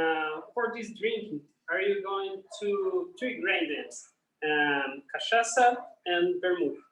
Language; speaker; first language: English; non-native, learner; Portuguese